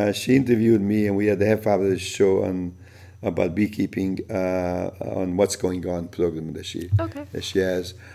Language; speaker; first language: English; non-native, fluent; Italian